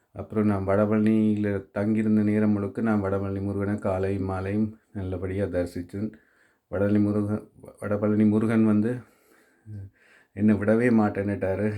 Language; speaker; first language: Tamil; native; Tamil